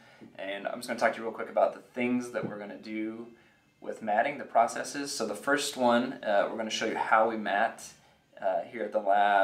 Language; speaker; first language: English; native; English